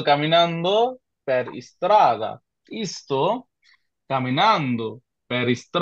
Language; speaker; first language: Italian; non-native, fluent; Bangla